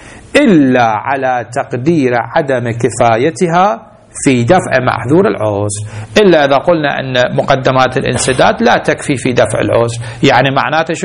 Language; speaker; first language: Arabic; native; Arabic